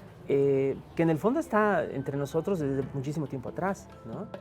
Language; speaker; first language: Spanish; native; Spanish